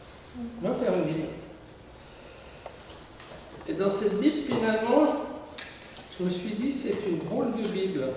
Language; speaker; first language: French; native; French